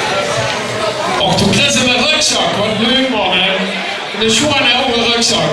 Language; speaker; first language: Dutch; native; Dutch